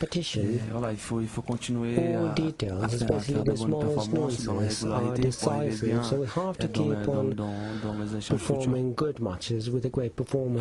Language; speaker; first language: French; non-native, fluent; Portuguese